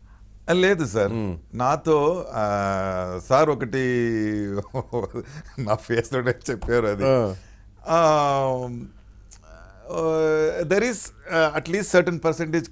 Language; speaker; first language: Telugu; non-native, local second language; Tamil